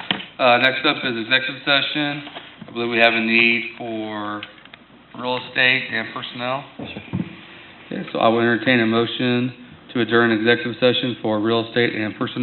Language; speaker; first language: English; native; English